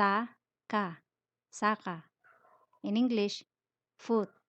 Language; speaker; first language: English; non-native, local second language; Filipino